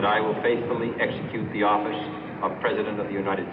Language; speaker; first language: English; native; English